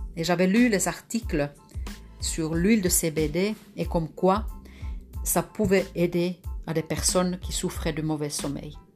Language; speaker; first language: French; non-native, fluent; Finnish